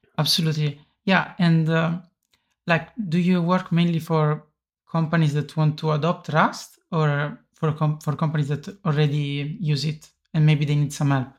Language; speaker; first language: English; non-native, fluent; Italian